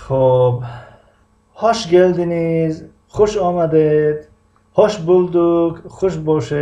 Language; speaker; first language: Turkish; non-native, fluent; Tajik